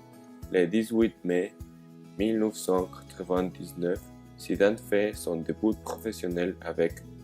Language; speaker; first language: French; non-native, learner; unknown